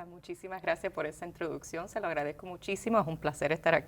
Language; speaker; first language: Spanish; native; Spanish